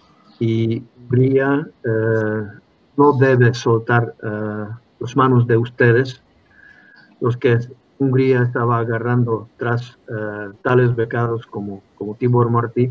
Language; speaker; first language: Spanish; non-native, fluent; Hungarian